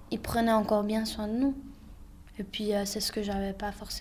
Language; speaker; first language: French; early bilingual, other home language; Bosnian